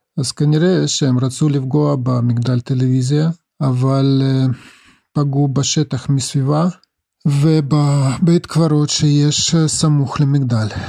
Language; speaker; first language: Hebrew; non-native, fluent; Russian